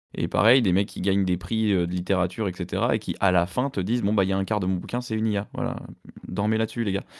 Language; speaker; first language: French; native; French